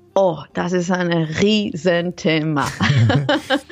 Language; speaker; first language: German; non-native, fluent; Hebrew